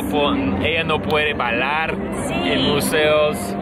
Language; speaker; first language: Spanish; non-native, learner; English